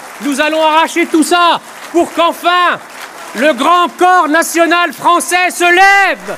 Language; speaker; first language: French; early bilingual, other home language; Arabic